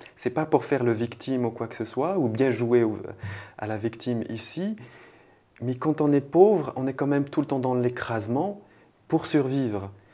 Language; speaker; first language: French; non-native, local second language; Arabic